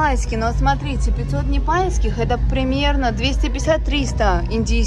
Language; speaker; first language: Russian; native; Russian